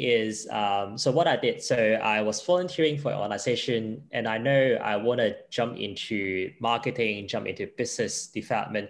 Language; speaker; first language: English; non-native, local second language; Cantonese